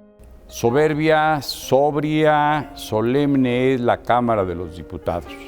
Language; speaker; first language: Spanish; native; Spanish